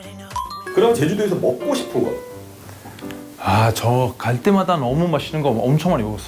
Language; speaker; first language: Korean; non-native, fluent; Italian